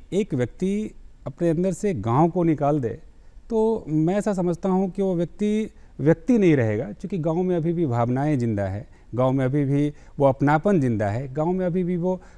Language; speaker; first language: Hindi; native; Hindi